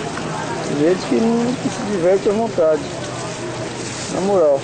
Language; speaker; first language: Portuguese; native; Portuguese